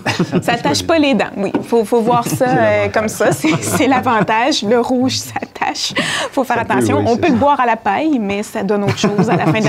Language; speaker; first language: French; native; French